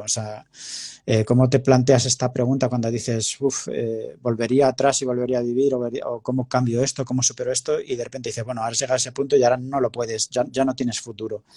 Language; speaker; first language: Spanish; native; Spanish